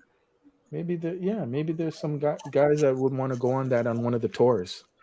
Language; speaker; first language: English; native; English